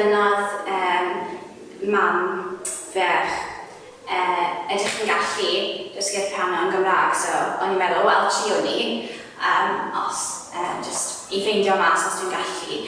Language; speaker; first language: Welsh; non-native, fluent; English